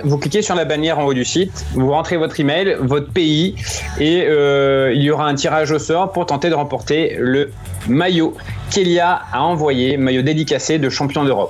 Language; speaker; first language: French; native; French